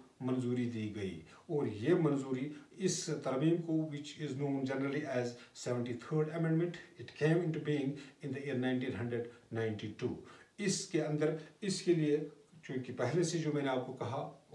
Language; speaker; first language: Urdu; non-native, local second language; Kashmiri